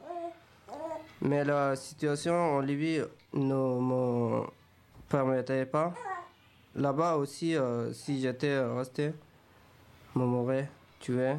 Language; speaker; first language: French; non-native, fluent; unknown